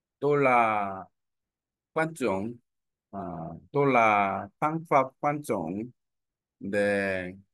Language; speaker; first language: Vietnamese; non-native, learner; Korean